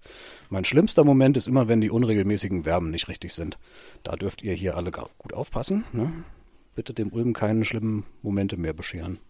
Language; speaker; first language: German; native; German